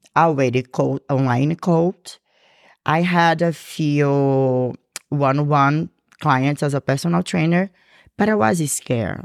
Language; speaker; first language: English; non-native, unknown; Portuguese